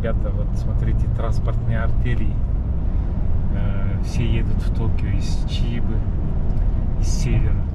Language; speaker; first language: Russian; non-native, local second language; Kyrgyz